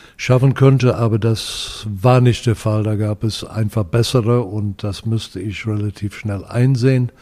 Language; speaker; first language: German; non-native, fluent; English